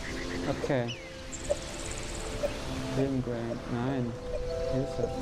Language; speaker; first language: German; native; German